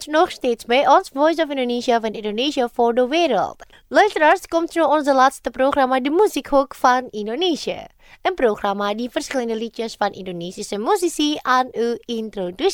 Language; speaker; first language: Dutch; non-native, fluent; Indonesian